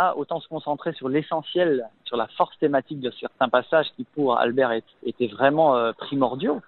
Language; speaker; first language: French; native; French